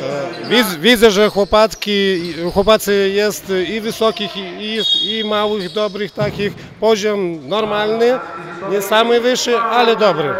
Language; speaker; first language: Polish; non-native, learner; Lithuanian